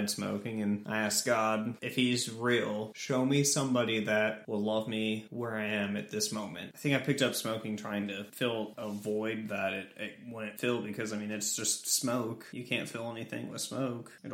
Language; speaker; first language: English; native; English